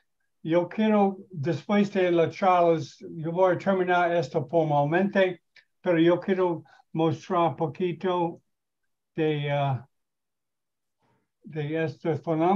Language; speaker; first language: Spanish; non-native, learner; English